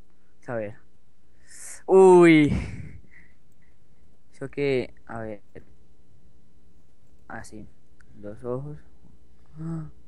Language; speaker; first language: Spanish; native; Spanish